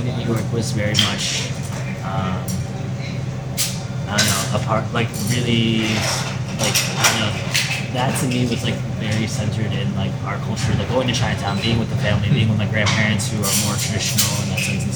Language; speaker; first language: English; native; English